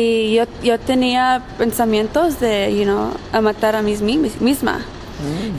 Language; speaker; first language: Spanish; early bilingual, heritage; Spanish